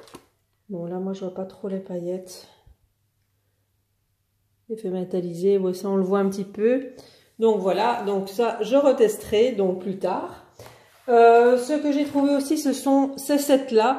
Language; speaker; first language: French; native; French